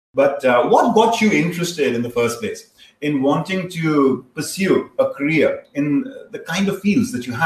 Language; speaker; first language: English; non-native, local second language; Hindi